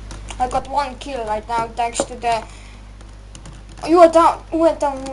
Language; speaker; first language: English; non-native, learner; Estonian